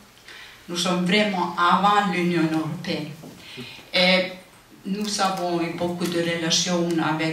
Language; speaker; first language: French; non-native, fluent; Icelandic